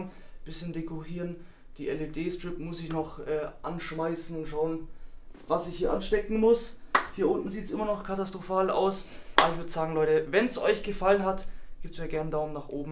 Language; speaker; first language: German; native; German